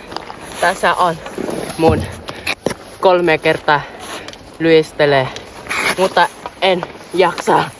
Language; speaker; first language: Finnish; non-native, learner; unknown